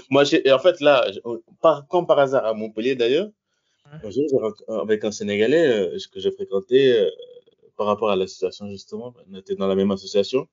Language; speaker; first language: French; non-native, local second language; Wolof